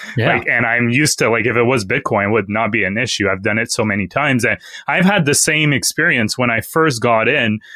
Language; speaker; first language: English; non-native, fluent; French